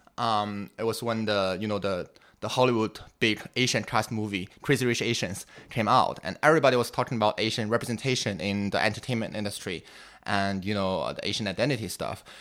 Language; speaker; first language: English; non-native, fluent; Chinese